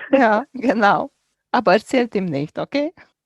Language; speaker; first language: German; non-native, fluent; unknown